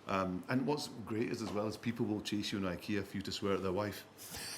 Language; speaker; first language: English; early bilingual, other home language; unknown